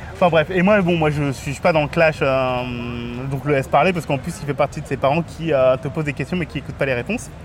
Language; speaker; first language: French; native; French